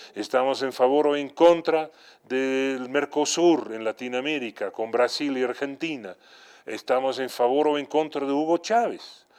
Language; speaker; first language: Spanish; non-native, fluent; Dutch